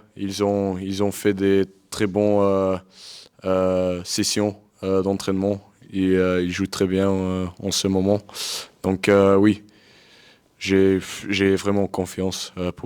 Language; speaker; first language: French; non-native, local second language; Dutch